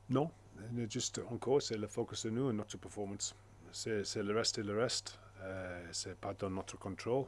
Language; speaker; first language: French; non-native, learner; English